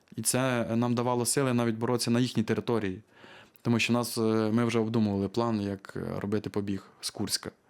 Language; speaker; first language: Ukrainian; native; Ukrainian